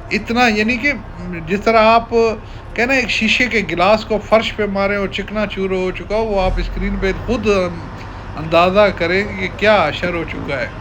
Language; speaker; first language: Urdu; non-native, local second language; Sindhi